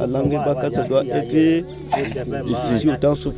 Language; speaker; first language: French; non-native, learner; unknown